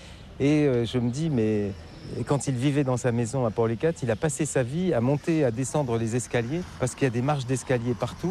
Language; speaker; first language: French; native; French